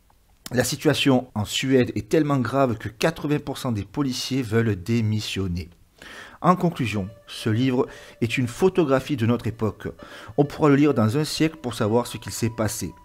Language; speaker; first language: French; native; French